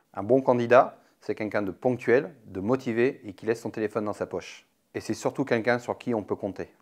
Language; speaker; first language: French; native; French